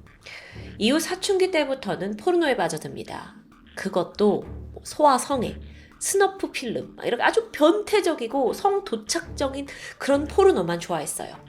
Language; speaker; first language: Korean; native; Korean